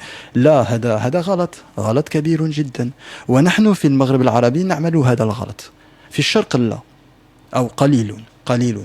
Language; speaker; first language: Arabic; non-native, learner; French